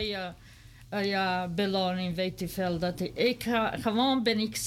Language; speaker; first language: Dutch; non-native, learner; Serbian